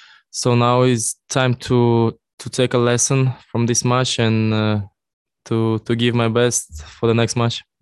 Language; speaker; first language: English; non-native, fluent; Russian